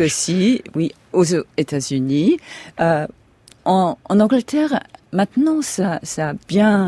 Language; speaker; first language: French; non-native, fluent; English